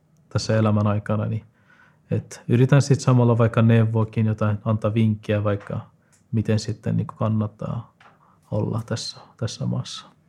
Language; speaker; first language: Finnish; non-native, fluent; Persian